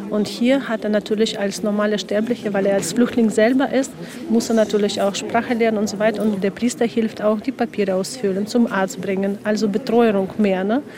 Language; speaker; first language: German; non-native, fluent; Ukrainian